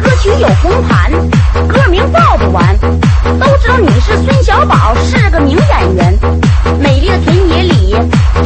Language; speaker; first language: Chinese; native; Chinese